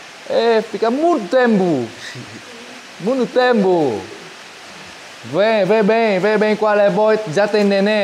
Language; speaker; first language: Portuguese; non-native, learner; Vietnamese